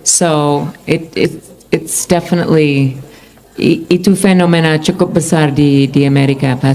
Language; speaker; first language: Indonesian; non-native, fluent; English